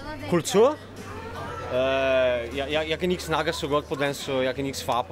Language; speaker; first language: Danish; non-native, learner; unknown